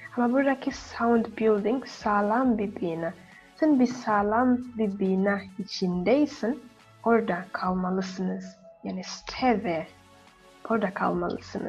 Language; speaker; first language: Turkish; non-native, fluent; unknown